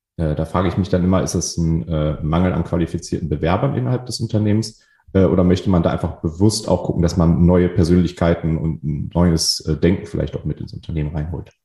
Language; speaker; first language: German; native; German